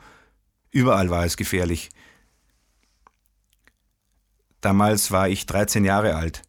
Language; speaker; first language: German; non-native, fluent; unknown